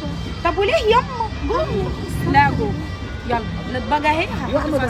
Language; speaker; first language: Arabic; native; Arabic